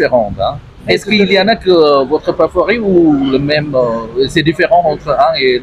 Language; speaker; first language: French; non-native, learner; Indonesian